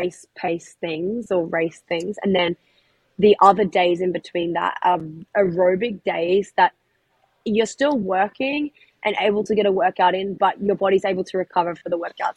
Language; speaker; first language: English; native; English